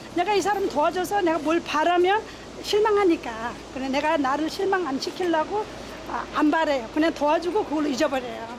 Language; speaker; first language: Korean; non-native, fluent; Nepali